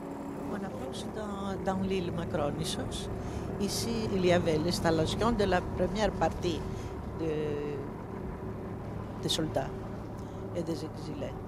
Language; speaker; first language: French; non-native, fluent; Greek